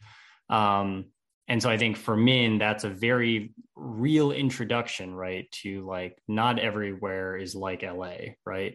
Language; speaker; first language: English; native; English